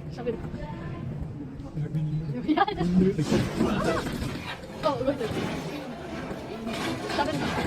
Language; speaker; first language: Japanese; non-native, learner; English